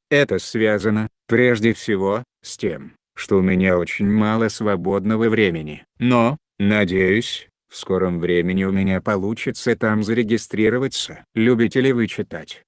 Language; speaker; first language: Russian; non-native, local second language; Chechen